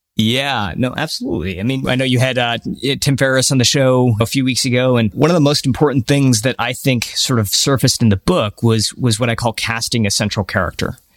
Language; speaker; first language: English; early bilingual, other home language; Hindi